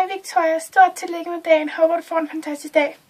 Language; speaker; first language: Danish; native; Danish